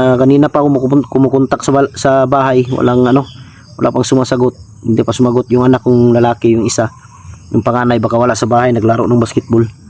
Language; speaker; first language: Filipino; non-native, local second language; Cebuano